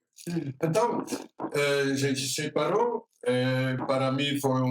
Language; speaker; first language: Portuguese; non-native, fluent; Dutch